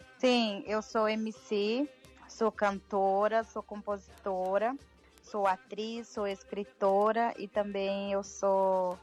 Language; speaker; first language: Portuguese; non-native, local second language; Guarani